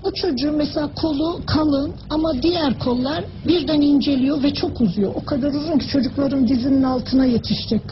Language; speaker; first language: Turkish; native; Turkish